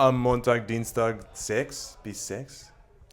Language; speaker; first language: German; non-native, learner; English